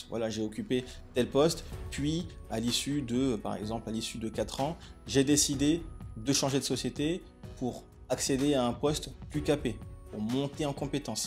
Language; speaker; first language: French; native; French